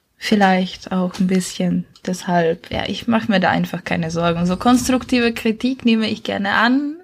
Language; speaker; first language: German; non-native, fluent; Czech